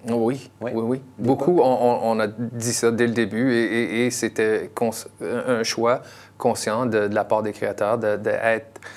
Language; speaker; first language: French; non-native, local second language; English